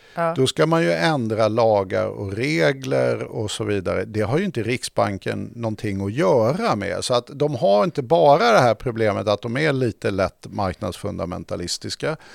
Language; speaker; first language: Swedish; native; Swedish